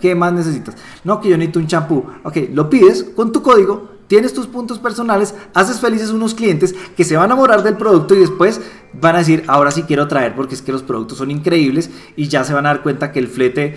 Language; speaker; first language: Spanish; native; Spanish